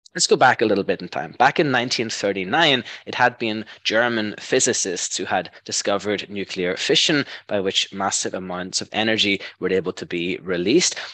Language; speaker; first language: English; native; English